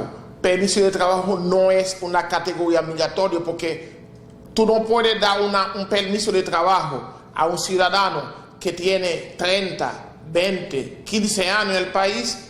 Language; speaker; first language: Spanish; non-native, fluent; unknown